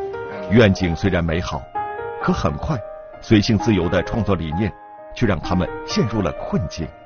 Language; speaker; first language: Chinese; native; Chinese